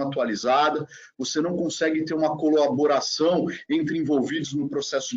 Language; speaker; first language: Portuguese; native; Portuguese